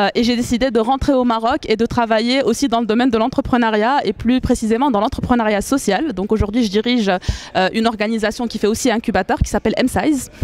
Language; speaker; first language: French; non-native, local second language; Arabic